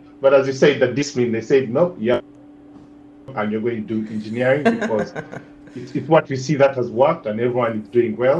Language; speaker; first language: English; non-native, local second language; Ganda